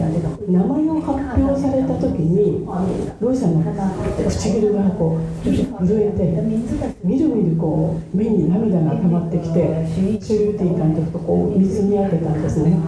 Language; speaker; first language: Japanese; native; Japanese